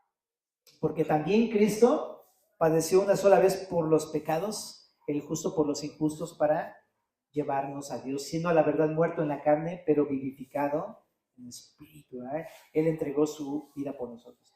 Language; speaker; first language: Spanish; native; Spanish